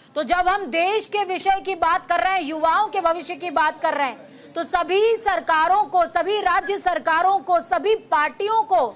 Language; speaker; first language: Hindi; native; Hindi